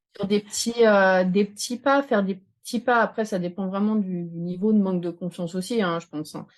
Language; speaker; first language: French; native; French